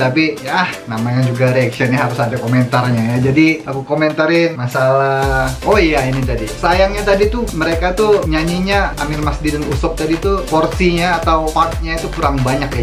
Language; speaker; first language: Indonesian; native; Indonesian